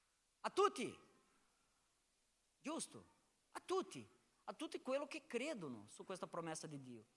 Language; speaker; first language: Italian; non-native, fluent; Portuguese